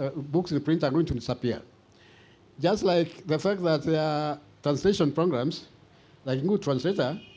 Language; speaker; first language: English; non-native, local second language; Swahili